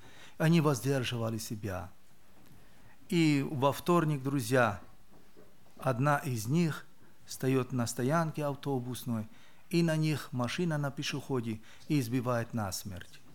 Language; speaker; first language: Russian; non-native, local second language; Romany